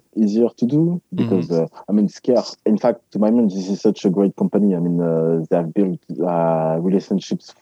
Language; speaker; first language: English; non-native, fluent; French